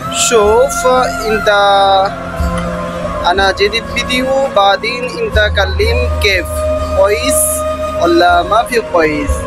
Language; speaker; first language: Arabic; non-native, learner; Bangla